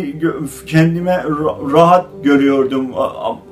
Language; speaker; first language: Turkish; non-native, fluent; Azerbaijani